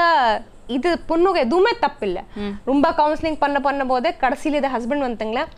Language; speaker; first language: Tamil; non-native, learner; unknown